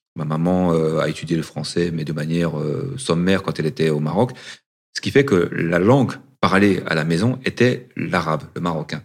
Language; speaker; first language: French; early bilingual, other home language; Arabic